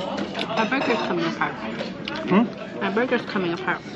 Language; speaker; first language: English; native; English